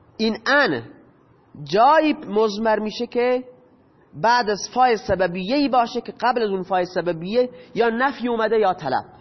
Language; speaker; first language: Persian; non-native, local second language; Baluchi